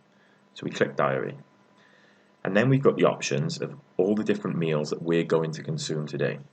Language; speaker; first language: English; native; English